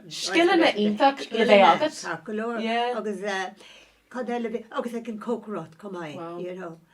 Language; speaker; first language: Irish; non-native, local second language; English